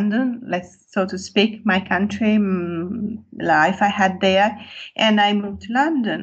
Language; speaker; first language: English; non-native, fluent; Italian